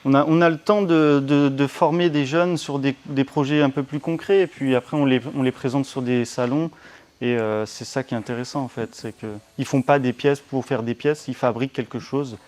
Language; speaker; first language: French; native; French